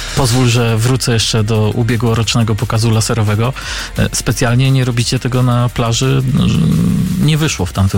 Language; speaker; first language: Polish; native; Polish